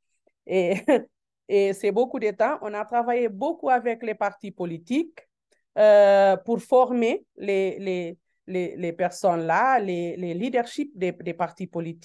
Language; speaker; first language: French; non-native, learner; Portuguese